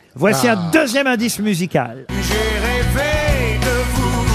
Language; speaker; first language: French; native; French